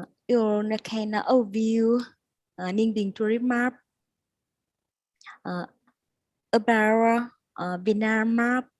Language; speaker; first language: English; non-native, learner; Vietnamese